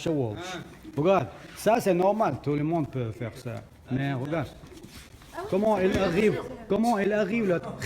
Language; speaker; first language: French; non-native, learner; Chechen